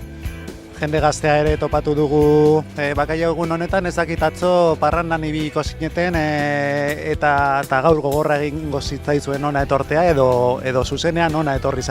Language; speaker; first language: Basque; native; Basque